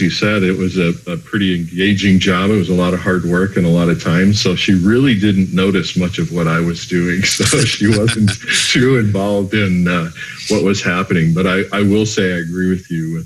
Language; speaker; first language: English; native; English